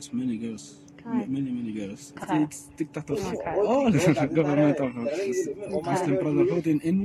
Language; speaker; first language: English; non-native, learner; Arabic